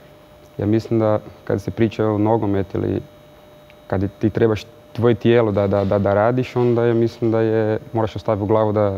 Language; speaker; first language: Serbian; non-native, learner; Portuguese